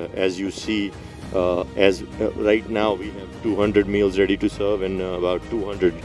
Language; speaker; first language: English; native; English